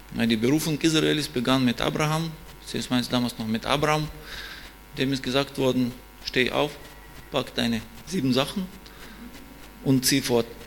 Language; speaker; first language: German; non-native, fluent; Russian